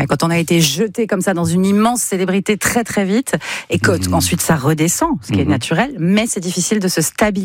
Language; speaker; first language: French; native; French